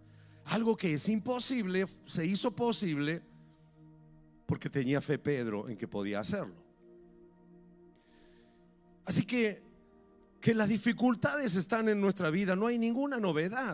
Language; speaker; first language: Spanish; native; Spanish